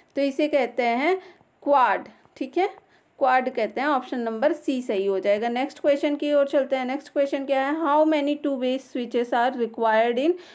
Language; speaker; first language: Hindi; native; Hindi